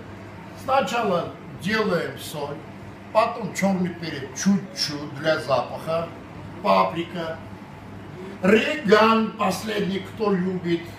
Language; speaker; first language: Russian; non-native, fluent; Armenian